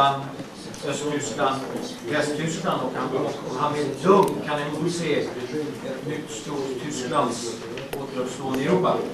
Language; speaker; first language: Swedish; native; Swedish